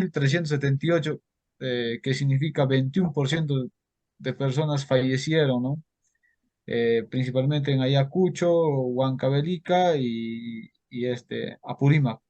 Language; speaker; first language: Spanish; native; Spanish